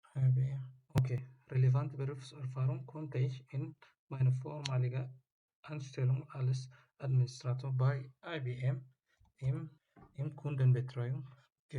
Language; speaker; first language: German; non-native, learner; Tigrinya